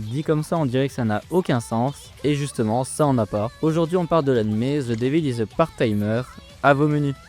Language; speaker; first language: French; native; French